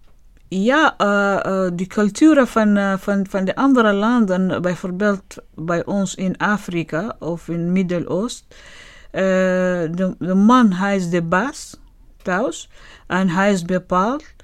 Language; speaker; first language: Dutch; non-native, learner; Arabic